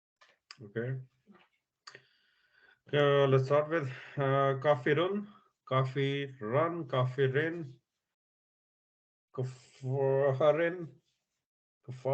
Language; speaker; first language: Arabic; non-native, learner; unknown